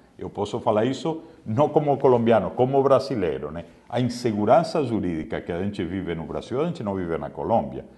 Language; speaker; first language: Portuguese; non-native, fluent; Spanish